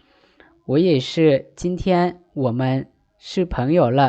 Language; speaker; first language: Chinese; non-native, fluent; Lao